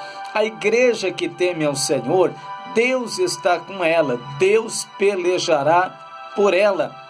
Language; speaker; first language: Portuguese; native; Portuguese